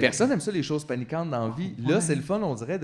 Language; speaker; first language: French; native; French